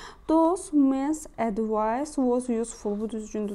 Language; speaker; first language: English; non-native, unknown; Azerbaijani